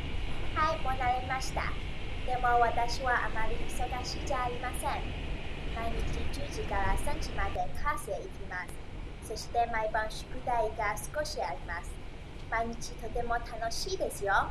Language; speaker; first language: Japanese; non-native, learner; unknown